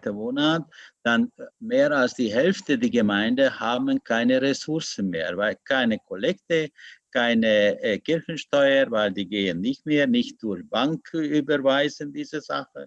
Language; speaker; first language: German; non-native, learner; Hungarian